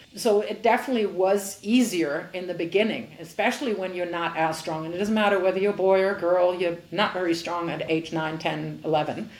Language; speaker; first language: English; non-native, fluent; German